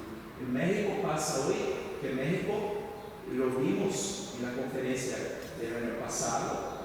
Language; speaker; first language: Spanish; non-native, fluent; Portuguese